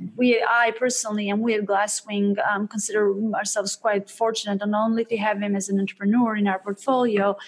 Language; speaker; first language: English; early bilingual, other home language; Albanian